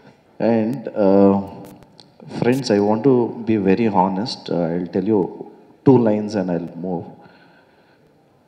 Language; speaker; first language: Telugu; non-native, learner; Kannada